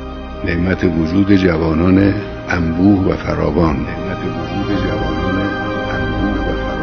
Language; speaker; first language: Persian; native; Persian